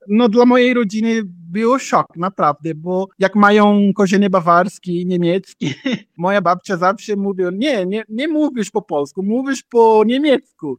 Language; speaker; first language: Polish; non-native, learner; Portuguese